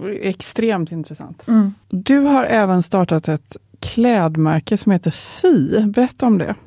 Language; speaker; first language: Swedish; native; Swedish